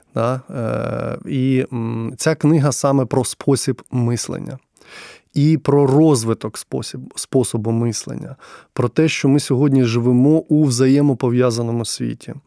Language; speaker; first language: Ukrainian; non-native, local second language; Russian